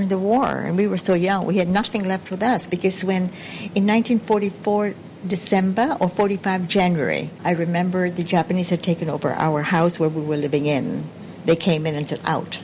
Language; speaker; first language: English; non-native, local second language; Sindhi